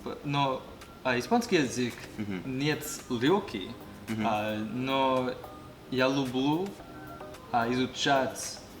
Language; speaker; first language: Russian; non-native, learner; English